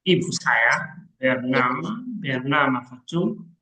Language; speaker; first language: Indonesian; non-native, learner; Arabic